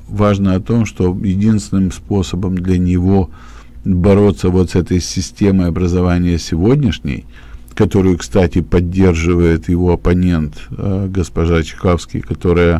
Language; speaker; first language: Russian; native; Russian